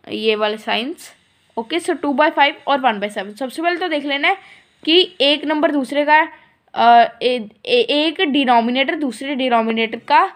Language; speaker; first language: Hindi; non-native, local second language; Punjabi